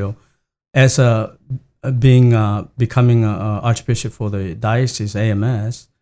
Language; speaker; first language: English; non-native, fluent; Korean